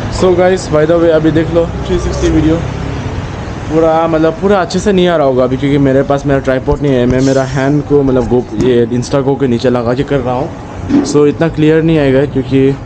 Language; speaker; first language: Hindi; non-native, local second language; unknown